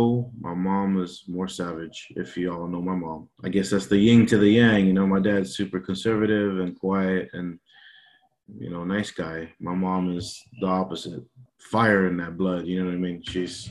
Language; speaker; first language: English; early bilingual, other home language; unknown